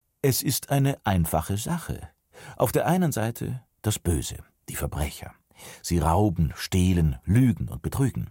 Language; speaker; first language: German; native; German